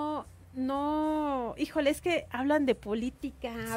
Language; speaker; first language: Spanish; native; Spanish